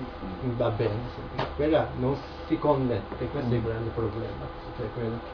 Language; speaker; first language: Italian; non-native, learner; Japanese